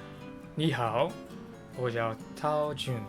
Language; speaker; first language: Chinese; non-native, learner; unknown